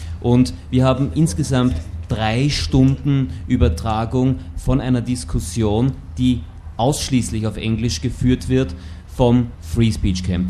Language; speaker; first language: German; native; German